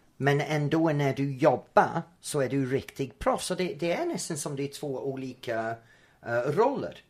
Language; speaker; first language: Swedish; non-native, fluent; English